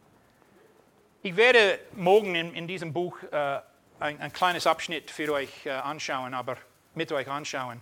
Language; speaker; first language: German; non-native, fluent; English